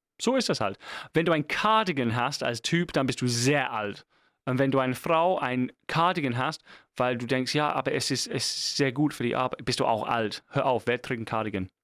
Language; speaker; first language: German; non-native, fluent; English